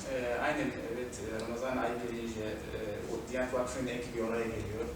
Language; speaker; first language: Turkish; non-native, fluent; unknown